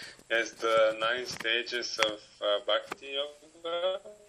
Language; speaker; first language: English; non-native, fluent; Bulgarian